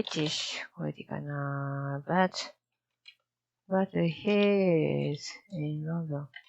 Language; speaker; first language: English; non-native, learner; Japanese